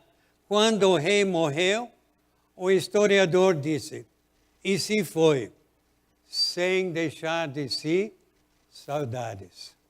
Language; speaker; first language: Portuguese; non-native, fluent; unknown